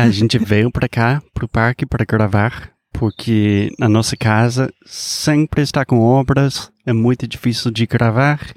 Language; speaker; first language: Portuguese; non-native, fluent; English